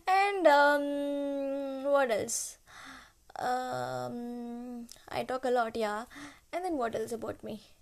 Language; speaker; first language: English; non-native, local second language; Malayalam